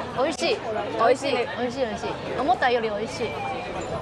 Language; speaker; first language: Japanese; non-native, fluent; Chinese